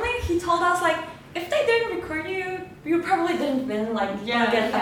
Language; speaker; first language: English; non-native, fluent; Turkish